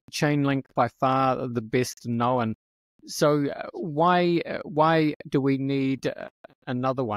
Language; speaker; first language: English; native; English